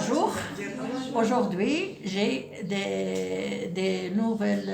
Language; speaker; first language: French; non-native, local second language; Arabic